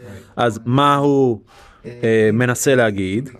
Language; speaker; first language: Hebrew; non-native, fluent; English